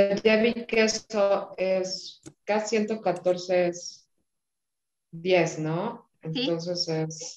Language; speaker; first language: Spanish; native; Spanish